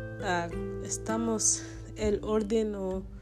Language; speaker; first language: Spanish; non-native, learner; English